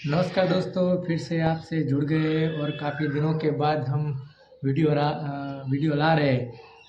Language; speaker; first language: Hindi; non-native, local second language; Gujarati